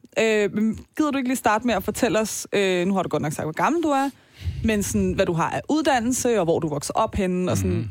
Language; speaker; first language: Danish; early bilingual, other home language; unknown